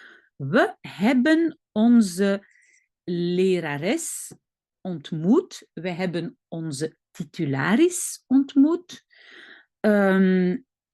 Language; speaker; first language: Dutch; non-native, fluent; French